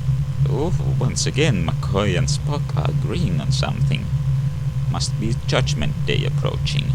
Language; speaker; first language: English; native; English